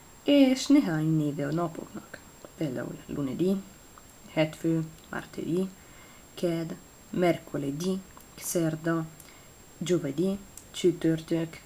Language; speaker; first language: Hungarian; non-native, learner; Italian